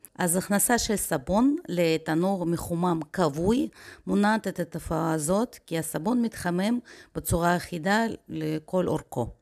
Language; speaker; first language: Hebrew; non-native, fluent; Russian